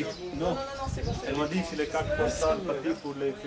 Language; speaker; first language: French; non-native, learner; Hindi